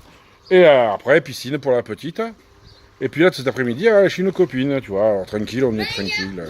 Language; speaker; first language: French; native; French